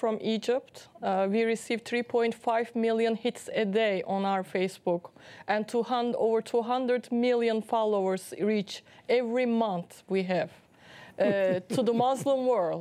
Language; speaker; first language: English; non-native, fluent; Turkish